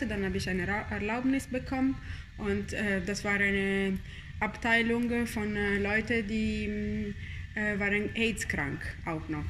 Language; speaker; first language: German; non-native, fluent; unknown